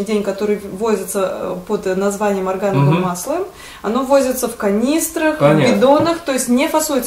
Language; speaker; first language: Russian; native; Russian